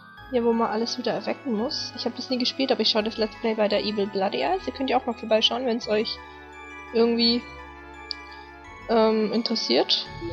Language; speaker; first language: German; native; German